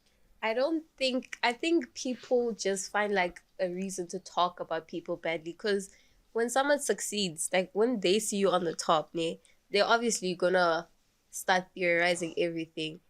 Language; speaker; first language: English; non-native, local second language; Swati